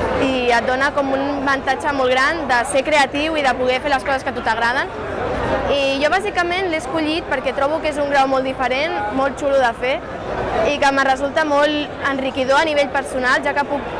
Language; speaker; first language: Catalan; native; Catalan